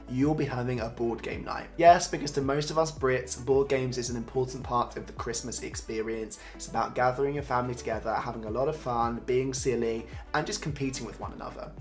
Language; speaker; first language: English; native; English